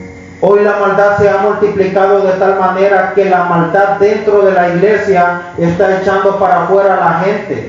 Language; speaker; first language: Spanish; native; Spanish